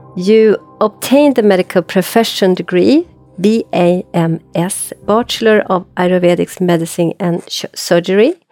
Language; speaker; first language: English; non-native, fluent; Swedish